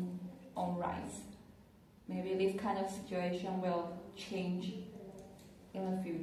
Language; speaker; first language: English; non-native, learner; Chinese